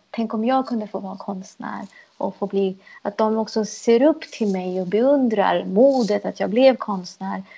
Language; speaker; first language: Swedish; early bilingual, other home language; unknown